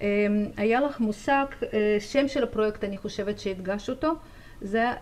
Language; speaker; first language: Hebrew; non-native, fluent; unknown